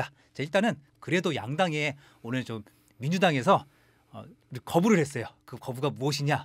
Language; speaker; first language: Korean; native; Korean